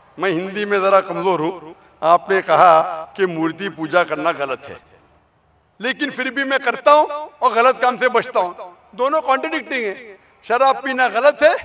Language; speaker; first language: Hindi; non-native, local second language; Konkani